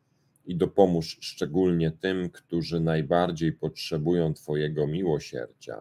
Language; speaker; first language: Polish; native; Polish